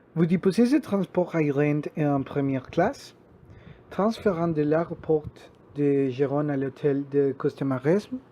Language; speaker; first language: French; non-native, learner; Spanish